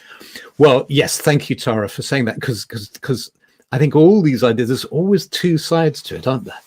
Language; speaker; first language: English; native; English